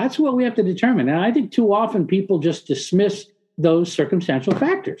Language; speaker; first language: English; early bilingual, other home language; Spanish